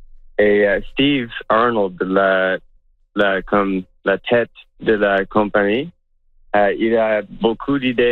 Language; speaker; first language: French; non-native, local second language; English